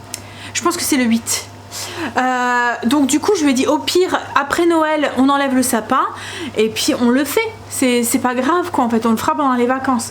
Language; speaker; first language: French; native; French